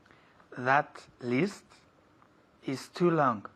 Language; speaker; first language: English; non-native, learner; Spanish